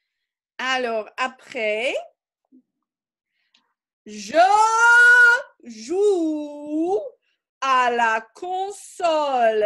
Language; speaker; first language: French; non-native, fluent; English